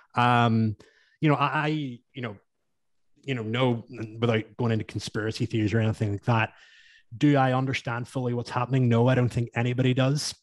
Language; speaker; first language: English; native; English